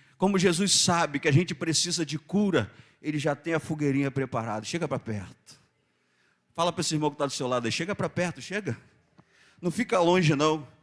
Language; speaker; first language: Portuguese; native; Portuguese